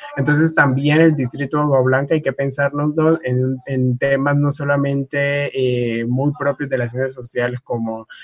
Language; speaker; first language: Spanish; native; Spanish